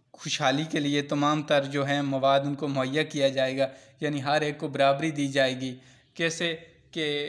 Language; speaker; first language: Urdu; non-native, local second language; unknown